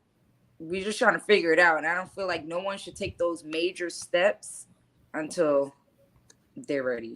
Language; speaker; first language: English; native; English